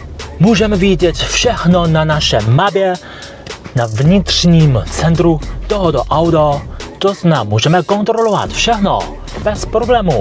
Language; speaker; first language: Czech; non-native, learner; Chinese